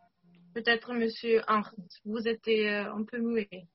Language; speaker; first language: French; non-native, fluent; German